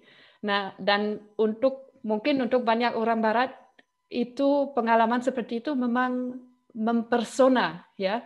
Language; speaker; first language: Indonesian; non-native, fluent; German